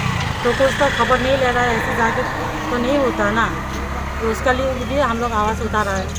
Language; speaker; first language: Hindi; non-native, local second language; Kok Borok